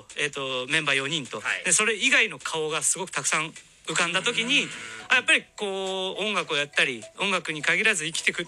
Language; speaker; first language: Japanese; native; Japanese